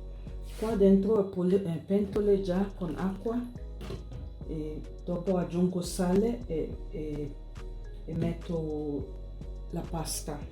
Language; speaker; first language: Italian; non-native, learner; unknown